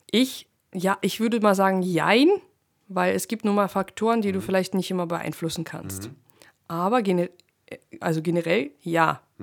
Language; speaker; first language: German; early bilingual, other home language; Russian